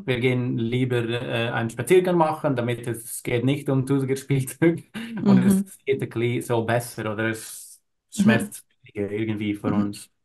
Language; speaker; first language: German; non-native, learner; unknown